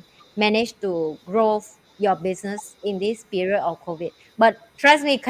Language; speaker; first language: English; non-native, fluent; Vietnamese